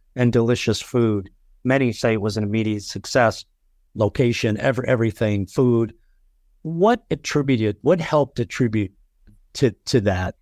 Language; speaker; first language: English; native; English